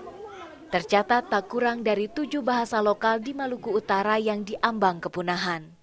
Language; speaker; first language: Indonesian; native; Indonesian